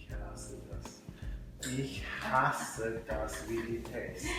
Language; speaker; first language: German; non-native, fluent; English